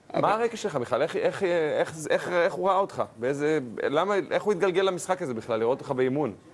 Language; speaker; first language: Hebrew; native; Hebrew